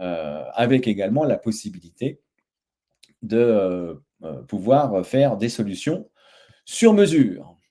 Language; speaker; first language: French; native; French